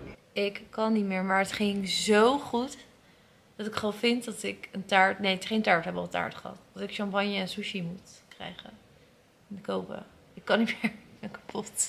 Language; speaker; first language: Dutch; native; Dutch